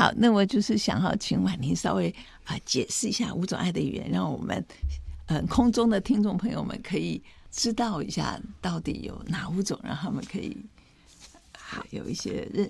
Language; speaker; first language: Chinese; native; Chinese